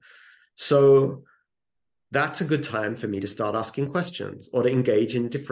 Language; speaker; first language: English; native; English